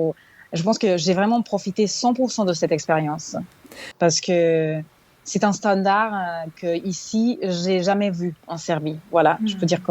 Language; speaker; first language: French; non-native, fluent; Serbian